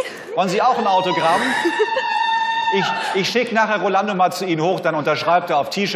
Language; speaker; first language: German; native; German